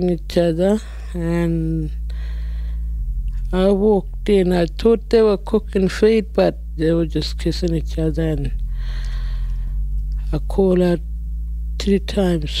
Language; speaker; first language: English; non-native, local second language; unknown